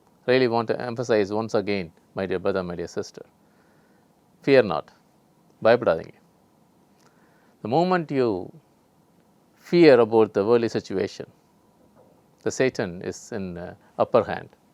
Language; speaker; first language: English; non-native, local second language; Tamil